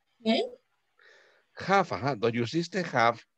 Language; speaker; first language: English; non-native, fluent; Spanish